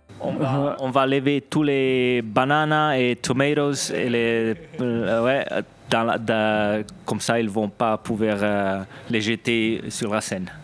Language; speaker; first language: French; non-native, local second language; Italian